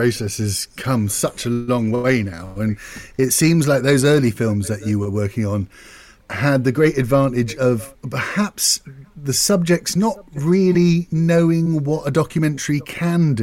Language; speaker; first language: English; native; English